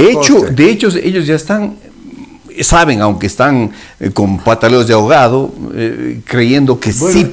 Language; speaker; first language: Spanish; native; Spanish